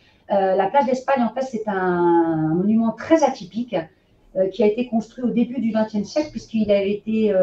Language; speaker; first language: French; native; French